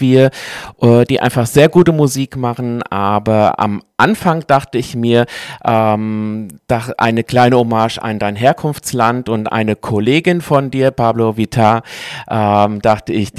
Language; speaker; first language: German; native; German